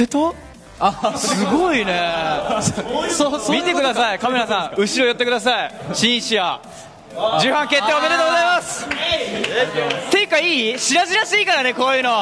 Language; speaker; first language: Japanese; native; Japanese